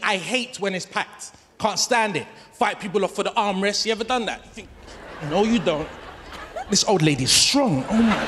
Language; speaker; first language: English; native; English